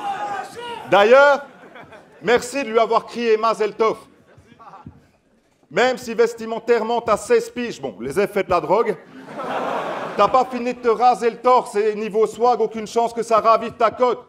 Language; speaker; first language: French; native; French